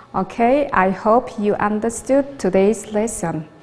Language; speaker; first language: English; non-native, learner; Mongolian